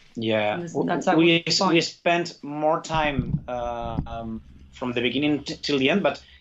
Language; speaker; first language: English; early bilingual, other home language; Basque